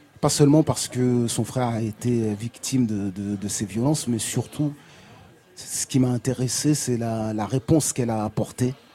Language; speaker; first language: French; native; French